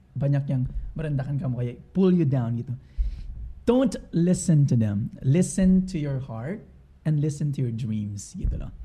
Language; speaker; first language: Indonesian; non-native, fluent; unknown